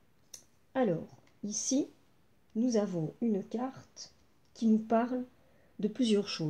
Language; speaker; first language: French; native; French